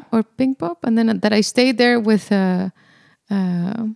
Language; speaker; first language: English; non-native, fluent; Spanish